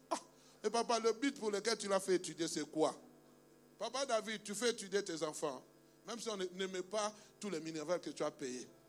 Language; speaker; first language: French; non-native, local second language; Luba-Lulua